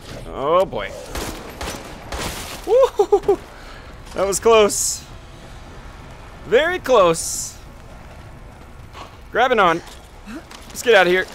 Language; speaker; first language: English; native; English